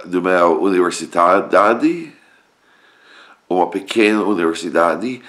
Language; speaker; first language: Portuguese; non-native, learner; English